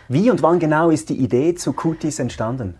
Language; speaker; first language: German; native; German